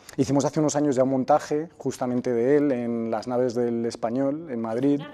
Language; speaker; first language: Spanish; native; Spanish